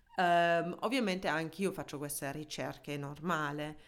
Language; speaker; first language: Italian; non-native, fluent; German